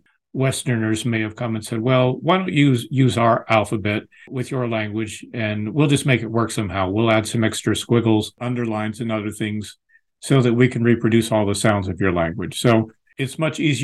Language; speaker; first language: English; native; English